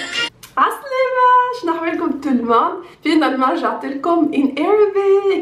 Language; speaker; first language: Arabic; native; Arabic